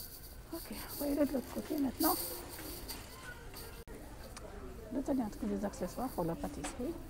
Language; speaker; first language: French; non-native, local second language; Arabic